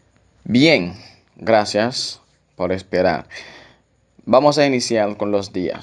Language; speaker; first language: Spanish; non-native, local second language; Haitian Creole